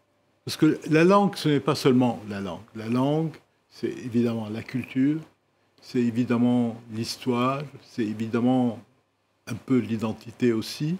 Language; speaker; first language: French; non-native, local second language; Arabic